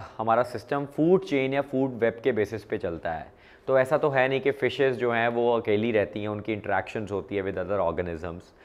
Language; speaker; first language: Hindi; non-native, local second language; Punjabi